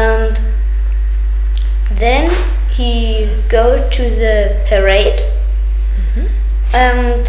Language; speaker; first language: English; non-native, learner; German